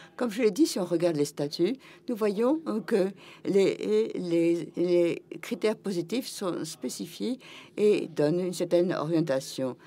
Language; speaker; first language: French; non-native, fluent; German